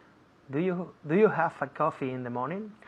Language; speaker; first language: English; non-native, learner; Spanish